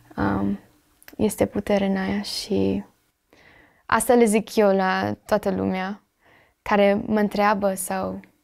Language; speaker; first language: Romanian; early bilingual, heritage; Romanian